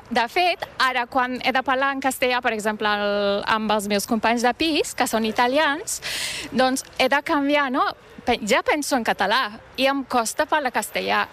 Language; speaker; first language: Catalan; non-native, fluent; Turkish